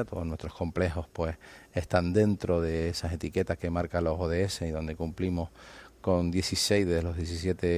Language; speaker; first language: Spanish; native; Spanish